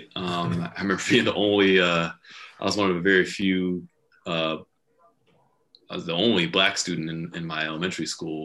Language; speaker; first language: English; native; English